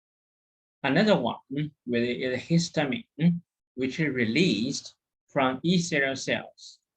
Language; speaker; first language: English; non-native, fluent; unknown